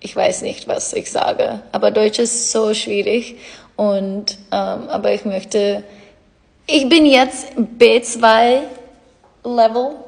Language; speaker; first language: German; non-native, learner; English